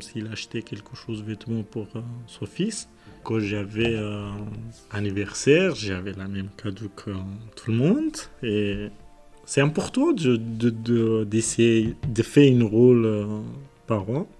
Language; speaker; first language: French; non-native, learner; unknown